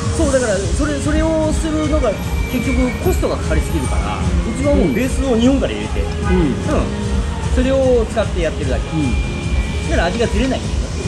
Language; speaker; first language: Japanese; native; Japanese